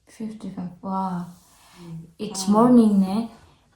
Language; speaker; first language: English; non-native, learner; Indonesian